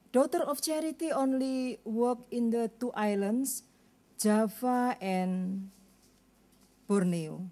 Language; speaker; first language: English; non-native, learner; Indonesian